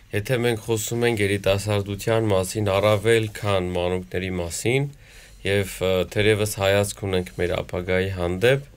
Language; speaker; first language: Armenian; native; Armenian